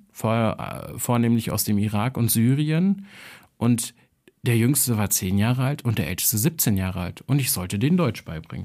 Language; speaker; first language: German; early bilingual, other home language; Albanian